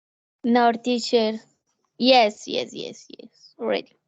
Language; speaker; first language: English; non-native, learner; Spanish